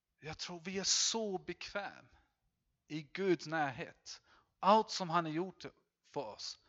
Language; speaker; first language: Swedish; non-native, fluent; English